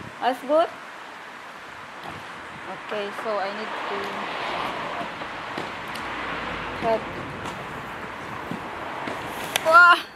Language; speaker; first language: English; non-native, learner; Filipino